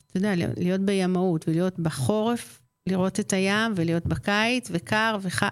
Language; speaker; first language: Hebrew; native; Hebrew